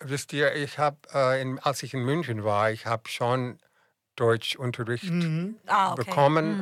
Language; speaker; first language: German; non-native, fluent; English